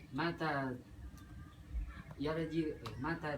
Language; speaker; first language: Arabic; non-native, learner; Indonesian